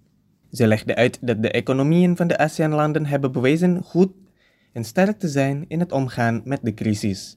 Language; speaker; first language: Dutch; non-native, fluent; Indonesian